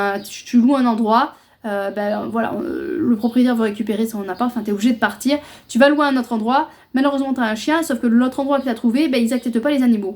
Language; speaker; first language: French; native; French